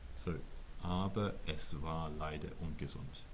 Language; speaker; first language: English; native; English